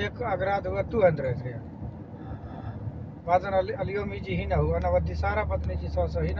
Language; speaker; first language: Arabic; non-native, learner; Filipino